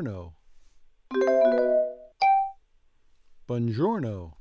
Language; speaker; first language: Italian; non-native, learner; English